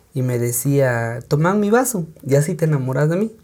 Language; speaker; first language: Spanish; non-native, local second language; Kaqchikel